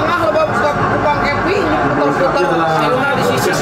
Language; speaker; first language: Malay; non-native, local second language; Sundanese